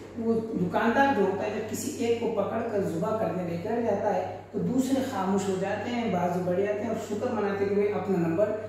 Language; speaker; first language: Urdu; native; Urdu